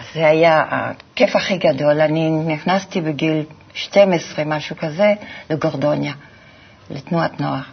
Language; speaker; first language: Hebrew; non-native, fluent; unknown